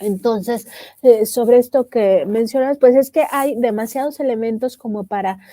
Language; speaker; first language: Spanish; native; Spanish